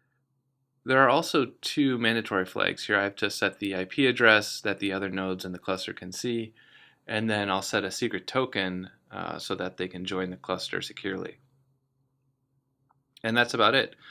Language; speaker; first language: English; native; English